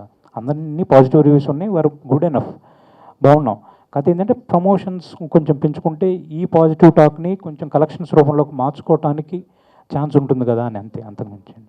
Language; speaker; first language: Telugu; native; Telugu